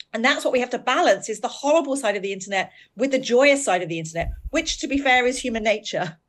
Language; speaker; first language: English; native; English